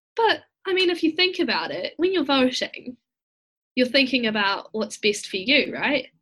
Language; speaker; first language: English; native; English